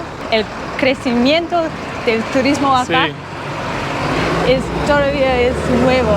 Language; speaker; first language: Spanish; non-native, learner; English